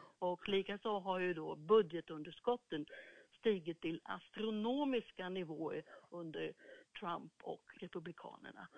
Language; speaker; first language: Swedish; native; Swedish